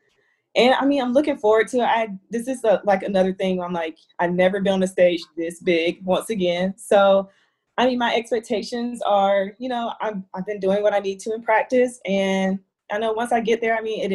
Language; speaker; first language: English; native; English